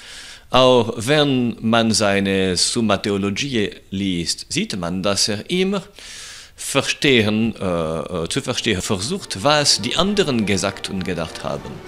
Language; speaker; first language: German; non-native, local second language; French